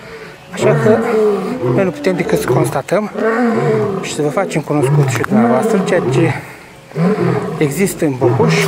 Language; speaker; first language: Romanian; native; Romanian